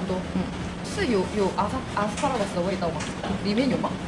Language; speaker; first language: Chinese; non-native, fluent; Korean